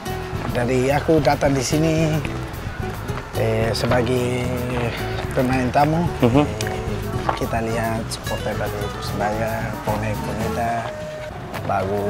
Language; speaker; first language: Indonesian; non-native, learner; Tetum